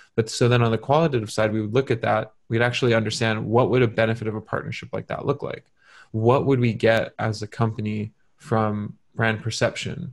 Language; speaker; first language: English; native; English